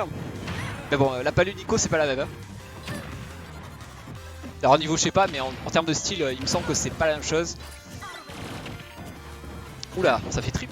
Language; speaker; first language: French; native; French